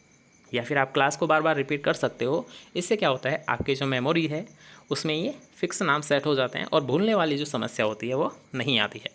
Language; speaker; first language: Hindi; native; Hindi